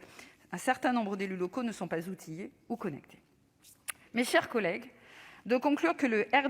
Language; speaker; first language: French; native; French